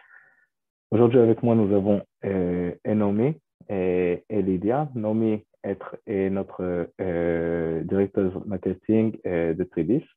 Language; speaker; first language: French; non-native, fluent; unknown